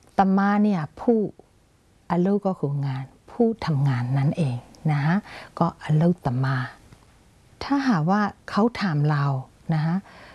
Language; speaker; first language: Thai; non-native, fluent; Burmese